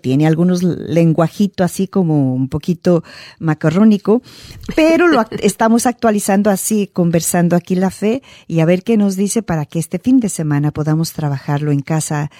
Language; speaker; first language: Spanish; native; Spanish